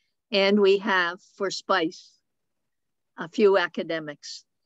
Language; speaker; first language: English; native; English